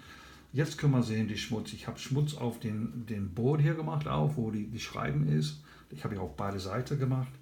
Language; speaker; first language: German; non-native, learner; English